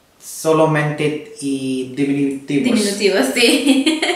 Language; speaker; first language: Spanish; non-native, learner; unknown